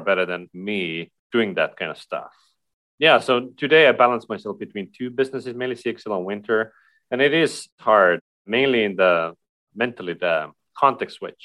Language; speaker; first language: English; non-native, fluent; Estonian